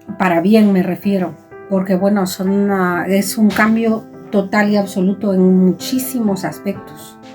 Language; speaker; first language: Spanish; native; Spanish